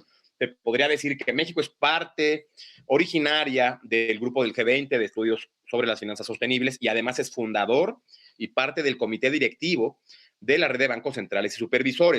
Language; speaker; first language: Spanish; native; Spanish